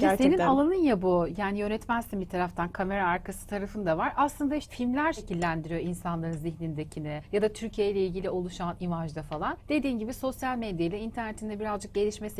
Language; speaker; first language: Turkish; native; Turkish